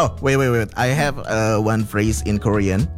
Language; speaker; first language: English; non-native, fluent; Indonesian